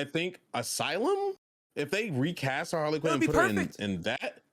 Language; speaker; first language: English; native; English